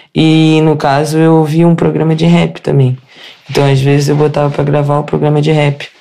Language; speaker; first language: Portuguese; native; Portuguese